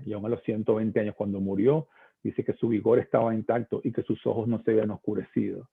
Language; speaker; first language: Spanish; native; Spanish